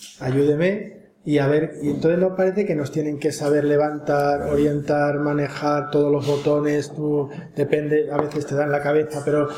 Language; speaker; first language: Spanish; native; Spanish